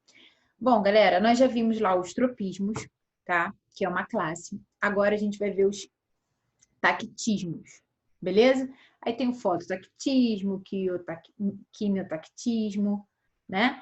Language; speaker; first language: Portuguese; native; Portuguese